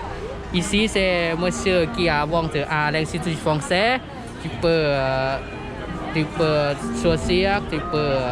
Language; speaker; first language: French; non-native, learner; Lao